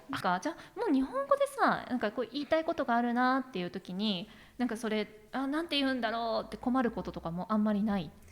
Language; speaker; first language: Japanese; native; Japanese